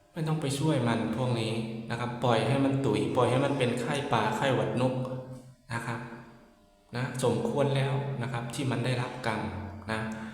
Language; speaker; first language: Thai; native; Thai